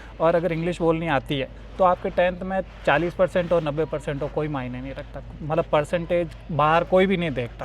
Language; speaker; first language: Hindi; native; Hindi